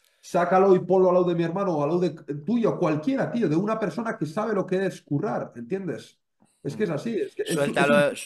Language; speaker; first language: Spanish; native; Spanish